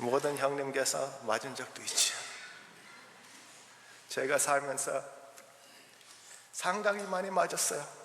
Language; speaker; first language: Korean; early bilingual, heritage; Korean